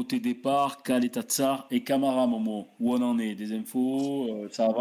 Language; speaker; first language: French; native; French